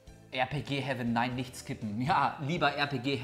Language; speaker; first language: German; native; German